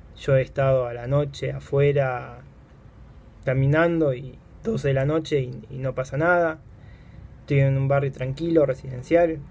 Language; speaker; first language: Spanish; native; Spanish